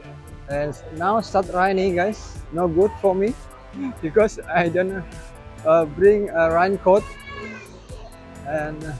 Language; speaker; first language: English; non-native, learner; Indonesian